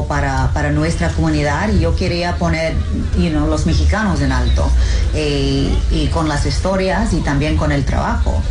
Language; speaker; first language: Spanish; early bilingual, heritage; English